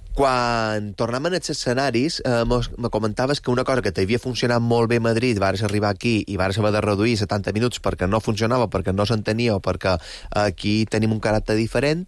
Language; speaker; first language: Catalan; native; Catalan